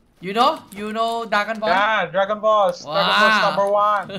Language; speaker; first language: English; non-native, learner; Thai